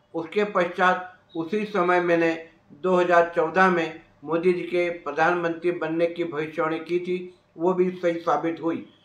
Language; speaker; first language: Hindi; native; Hindi